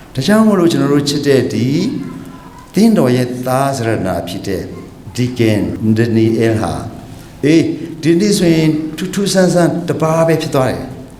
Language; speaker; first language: Burmese; non-native, local second language; Hakha Chin